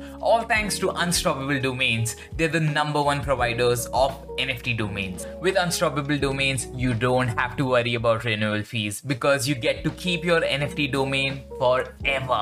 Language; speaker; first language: English; non-native, local second language; Hindi